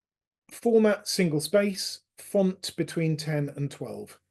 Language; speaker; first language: English; native; English